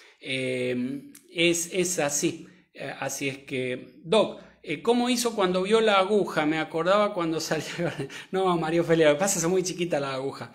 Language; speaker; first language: Spanish; native; Spanish